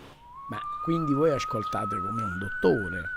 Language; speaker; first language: Italian; native; Italian